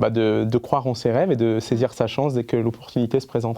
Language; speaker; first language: French; native; French